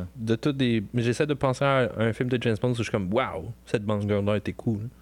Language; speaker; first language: French; native; French